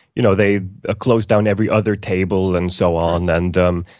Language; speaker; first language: English; non-native, fluent; Icelandic